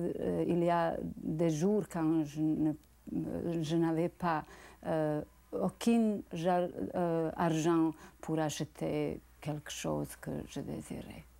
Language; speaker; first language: French; non-native, learner; Bosnian